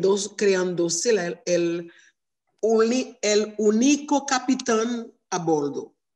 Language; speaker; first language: Spanish; non-native, learner; Haitian Creole